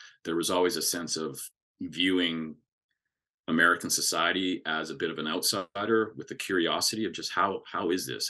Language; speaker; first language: English; native; English